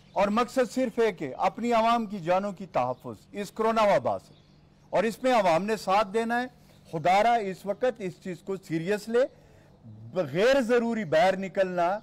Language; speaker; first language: Urdu; non-native, local second language; Pashto